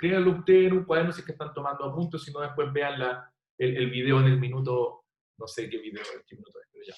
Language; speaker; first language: Spanish; native; Spanish